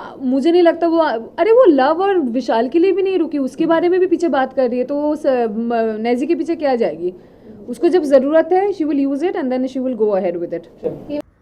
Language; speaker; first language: Hindi; non-native, local second language; Bangla